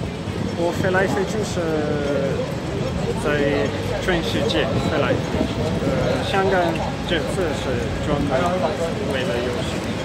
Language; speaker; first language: Chinese; non-native, learner; Italian